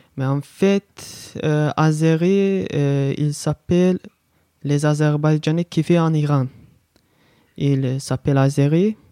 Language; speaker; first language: French; non-native, learner; Azerbaijani